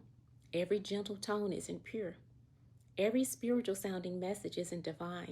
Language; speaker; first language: English; native; English